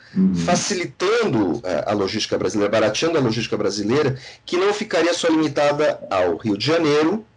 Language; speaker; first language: Portuguese; native; Portuguese